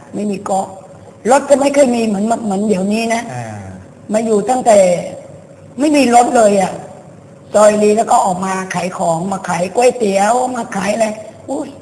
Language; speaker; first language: Thai; early bilingual, other home language; Chinese